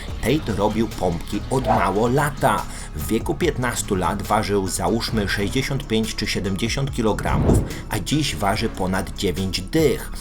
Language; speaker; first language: Polish; native; Polish